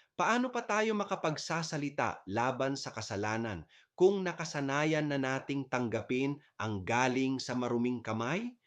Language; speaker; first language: Filipino; native; Filipino